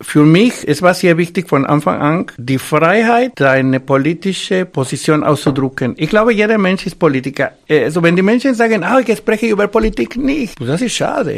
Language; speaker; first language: German; non-native, fluent; Spanish